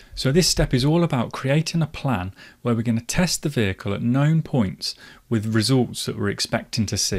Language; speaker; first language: English; native; English